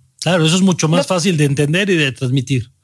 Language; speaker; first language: Spanish; native; Spanish